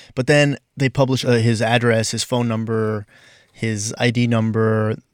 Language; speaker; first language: English; native; English